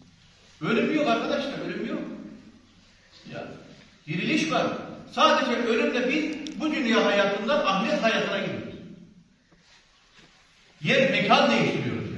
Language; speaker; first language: Turkish; native; Turkish